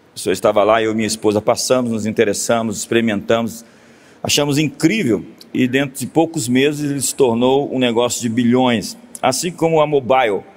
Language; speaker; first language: Portuguese; non-native, fluent; Hebrew